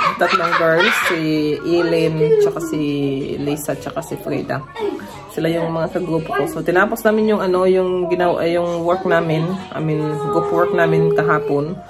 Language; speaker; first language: Filipino; non-native, local second language; Cebuano